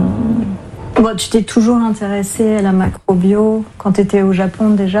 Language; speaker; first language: French; non-native, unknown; Japanese